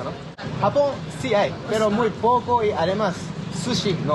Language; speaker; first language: Spanish; non-native, learner; Japanese